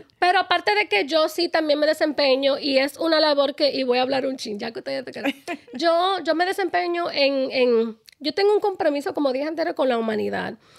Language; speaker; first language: Spanish; early bilingual, other home language; English